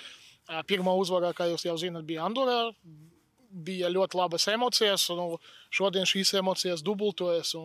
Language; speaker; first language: Latvian; non-native, local second language; Russian